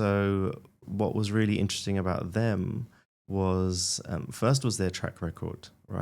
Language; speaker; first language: English; native; English